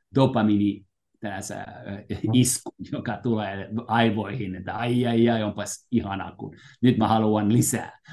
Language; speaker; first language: Finnish; non-native, fluent; French